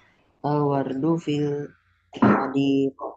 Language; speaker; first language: Arabic; non-native, learner; Indonesian